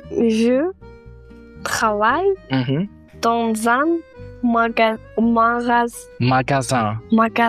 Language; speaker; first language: French; non-native, learner; Uzbek